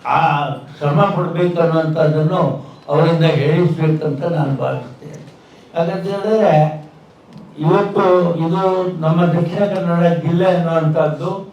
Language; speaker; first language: Kannada; native; Kannada